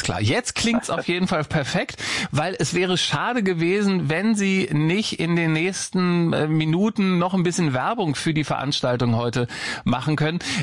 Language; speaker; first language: German; native; German